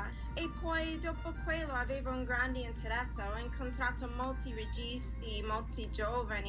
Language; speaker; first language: Italian; non-native, learner; English